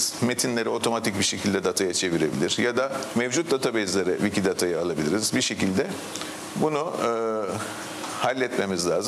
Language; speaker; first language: Turkish; native; Turkish